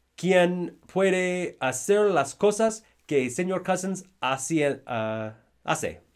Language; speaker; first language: Spanish; non-native, learner; English